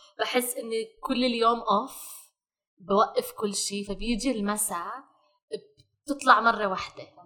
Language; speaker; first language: Arabic; native; Arabic